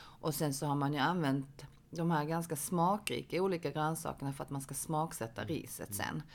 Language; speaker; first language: Swedish; early bilingual, other home language; Korean